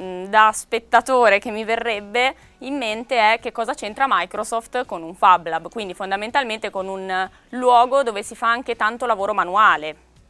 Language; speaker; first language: Italian; native; Italian